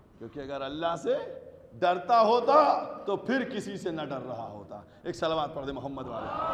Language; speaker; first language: Urdu; native; Urdu